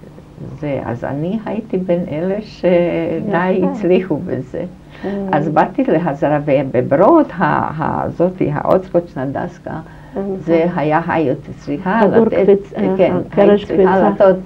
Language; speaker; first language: Hebrew; non-native, fluent; German